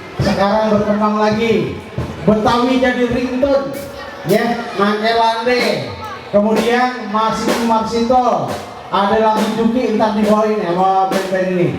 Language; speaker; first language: Indonesian; native; Indonesian